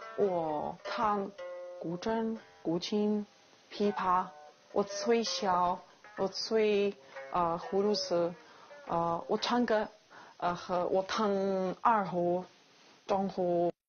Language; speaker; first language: Chinese; non-native, learner; Polish